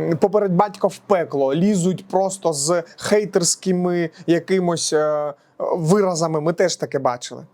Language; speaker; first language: Ukrainian; non-native, local second language; Russian